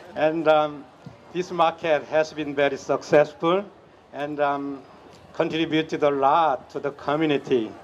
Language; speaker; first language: English; non-native, fluent; Korean